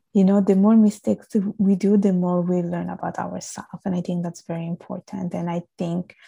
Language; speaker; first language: English; non-native, fluent; Italian